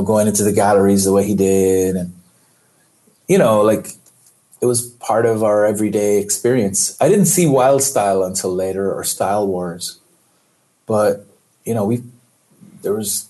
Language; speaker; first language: English; native; English